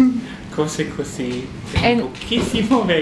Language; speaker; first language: Italian; non-native, learner; German